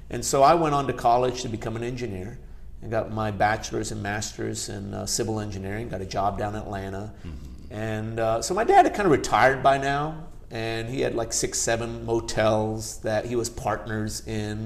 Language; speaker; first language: English; early bilingual, other home language; Gujarati